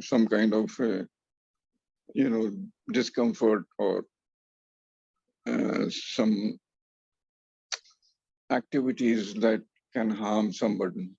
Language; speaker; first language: English; non-native, fluent; Hindi